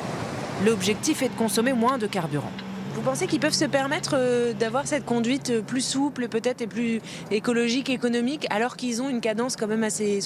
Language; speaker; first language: French; native; French